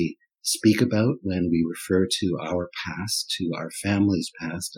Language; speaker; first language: English; non-native, fluent; German